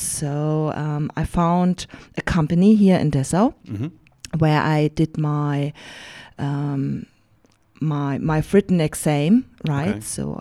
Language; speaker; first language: English; non-native, fluent; German